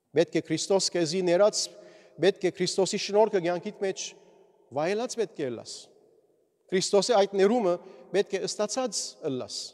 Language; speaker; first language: Armenian; early bilingual, heritage; Armenian